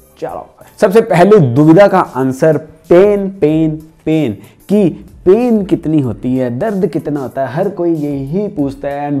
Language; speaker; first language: Hindi; non-native, local second language; Punjabi